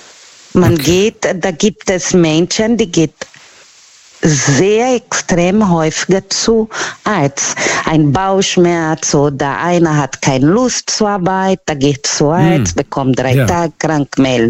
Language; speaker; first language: German; non-native, learner; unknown